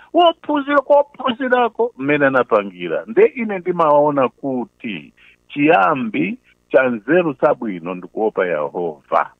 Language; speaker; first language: Nyanja; non-native, local second language; Tumbuka